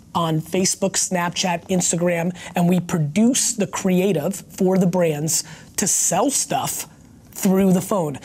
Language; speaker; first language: English; early bilingual, other home language; Russian